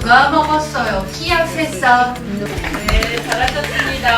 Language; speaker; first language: Korean; non-native, learner; French